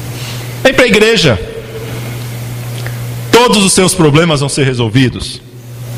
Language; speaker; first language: Portuguese; native; Portuguese